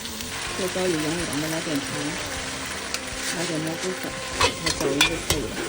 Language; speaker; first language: Chinese; native; Chinese